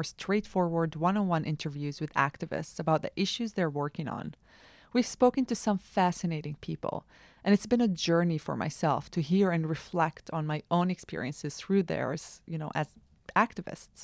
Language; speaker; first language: English; non-native, fluent; Arabic